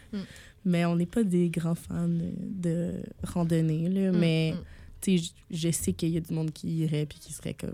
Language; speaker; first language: French; native; French